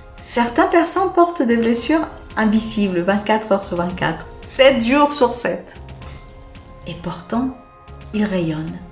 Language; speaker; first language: French; non-native, fluent; Spanish